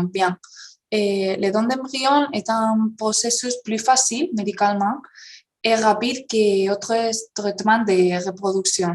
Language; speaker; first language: French; non-native, fluent; Spanish